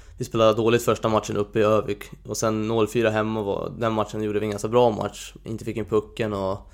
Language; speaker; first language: Swedish; non-native, fluent; Hungarian